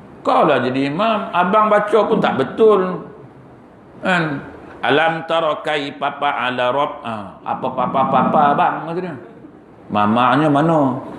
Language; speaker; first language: Malay; native; Malay